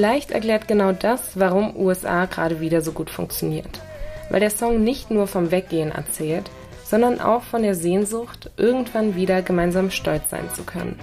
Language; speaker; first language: German; native; German